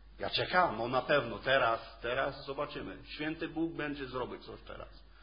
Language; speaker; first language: Polish; non-native, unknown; English